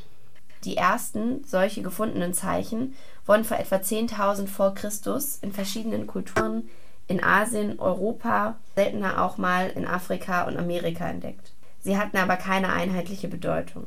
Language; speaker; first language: German; native; German